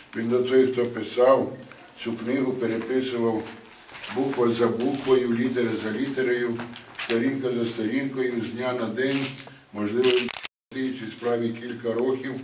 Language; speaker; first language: Ukrainian; native; Ukrainian